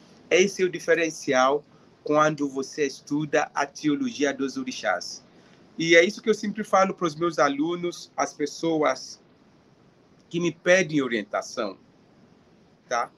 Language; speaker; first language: Portuguese; non-native, fluent; Yoruba